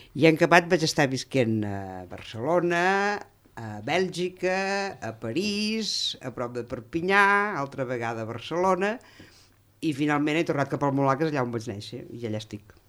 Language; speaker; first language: Catalan; native; Catalan